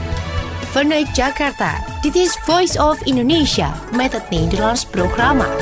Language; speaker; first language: Dutch; non-native, learner; Indonesian